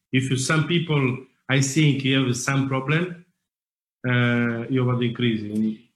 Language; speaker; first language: English; non-native, learner; Italian